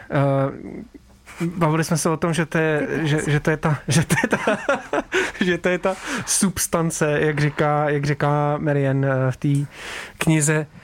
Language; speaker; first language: Czech; native; Czech